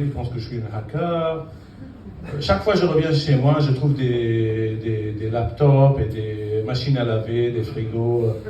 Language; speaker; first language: French; non-native, fluent; Arabic